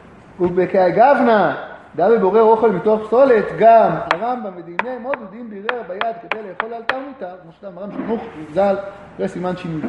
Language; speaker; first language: Hebrew; native; Hebrew